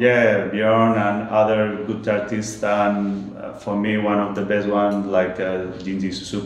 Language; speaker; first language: English; non-native, learner; Spanish